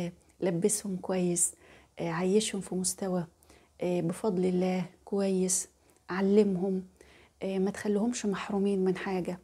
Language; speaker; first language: Arabic; native; Arabic